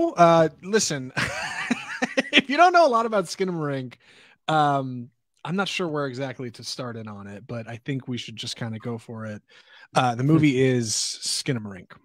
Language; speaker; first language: English; native; English